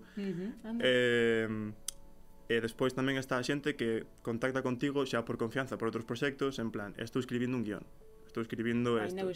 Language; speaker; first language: Galician; native; Galician